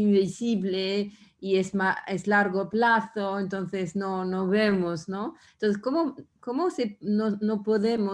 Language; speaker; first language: Spanish; non-native, fluent; French